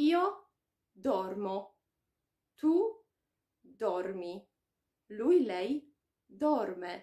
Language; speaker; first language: Italian; non-native, fluent; Polish